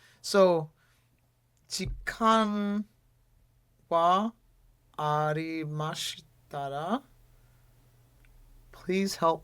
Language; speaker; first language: Japanese; non-native, learner; English